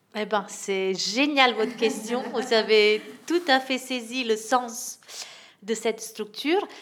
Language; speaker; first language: French; non-native, fluent; Italian